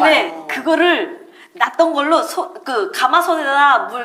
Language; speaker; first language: Korean; native; Korean